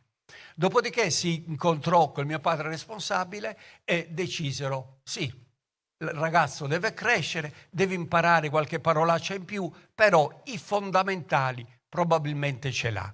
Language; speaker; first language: Italian; native; Italian